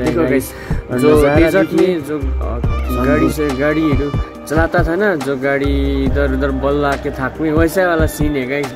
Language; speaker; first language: Hindi; non-native, local second language; Nepali